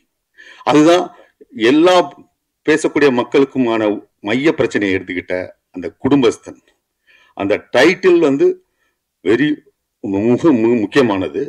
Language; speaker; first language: Tamil; native; Tamil